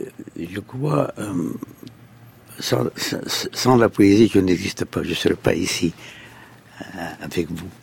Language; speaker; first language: French; non-native, fluent; Arabic